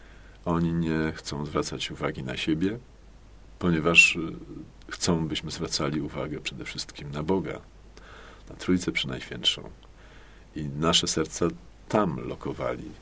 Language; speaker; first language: Polish; native; Polish